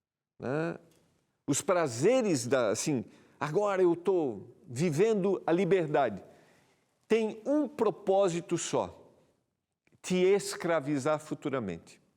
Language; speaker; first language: Portuguese; native; Portuguese